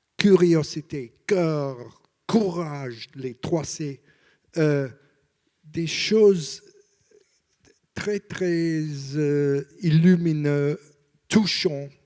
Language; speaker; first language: French; non-native, learner; English